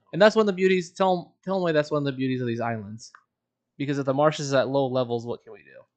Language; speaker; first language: English; native; English